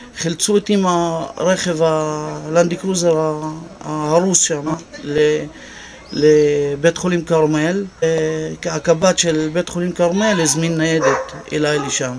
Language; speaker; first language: Hebrew; non-native, local second language; Arabic